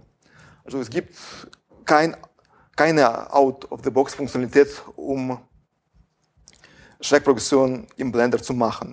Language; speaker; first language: German; non-native, fluent; Russian